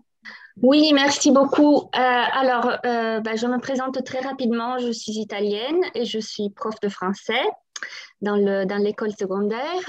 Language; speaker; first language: French; non-native, fluent; Italian